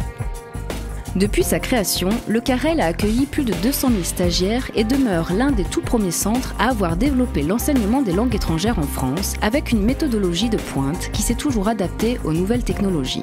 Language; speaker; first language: French; native; French